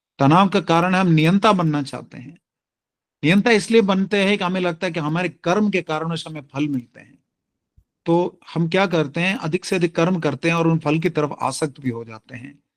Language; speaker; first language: Hindi; non-native, local second language; Tamil